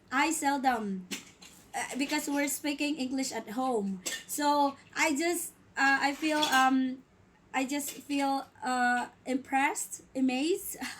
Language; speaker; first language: English; non-native, local second language; Filipino